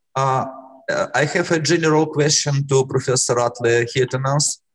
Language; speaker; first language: English; non-native, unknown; Russian